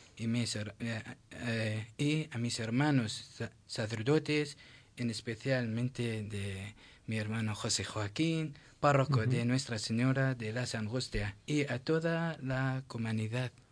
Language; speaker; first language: Spanish; non-native, learner; Assyrian Neo-Aramaic